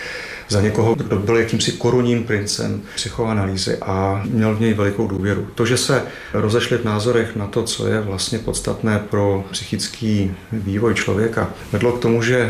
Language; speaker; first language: Czech; native; Czech